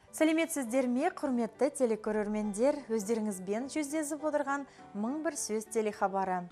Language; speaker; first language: Kazakh; non-native, local second language; Russian